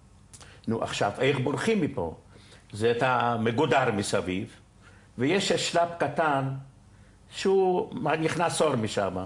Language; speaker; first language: Hebrew; non-native, fluent; Yiddish